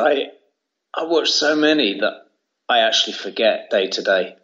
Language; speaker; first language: English; native; English